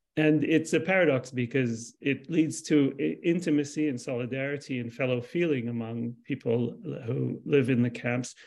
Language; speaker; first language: English; early bilingual, other home language; Arabic